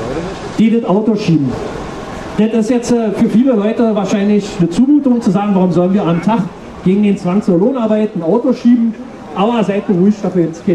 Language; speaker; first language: German; native; German